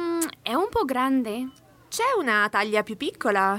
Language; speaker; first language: Italian; non-native, learner; English